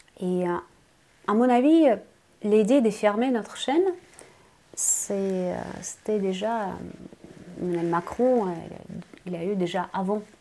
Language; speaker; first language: French; non-native, fluent; Russian